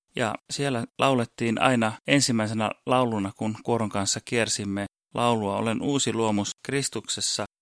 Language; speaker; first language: Finnish; early bilingual, heritage; Finnish